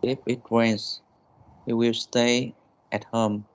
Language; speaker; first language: English; non-native, learner; Vietnamese